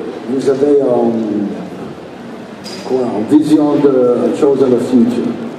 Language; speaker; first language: French; non-native, learner; English